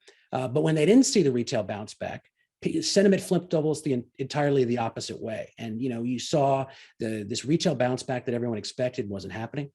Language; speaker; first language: English; native; English